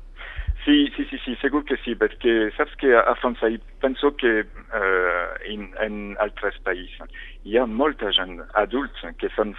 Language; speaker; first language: Catalan; non-native, fluent; French